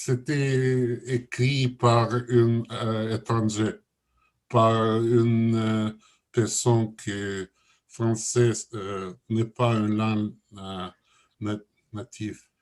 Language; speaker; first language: French; non-native, learner; Russian